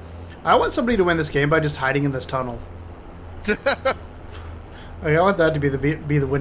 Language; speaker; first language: English; native; English